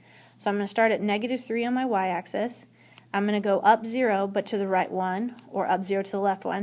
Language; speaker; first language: English; native; English